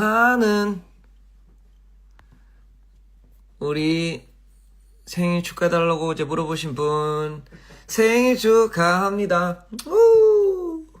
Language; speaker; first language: Korean; early bilingual, heritage; English